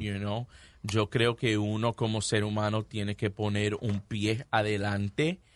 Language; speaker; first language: Spanish; early bilingual, heritage; Spanish